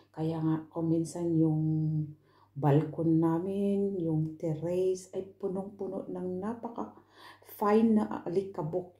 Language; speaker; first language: Filipino; non-native, local second language; Cebuano